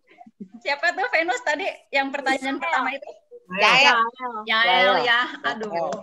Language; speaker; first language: Indonesian; native; Indonesian